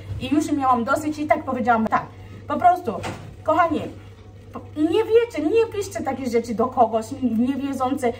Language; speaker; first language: Polish; non-native, fluent; Swahili